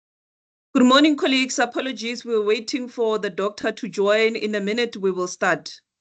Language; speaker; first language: English; non-native, local second language; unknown